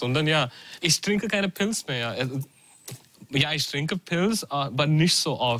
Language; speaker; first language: German; non-native, learner; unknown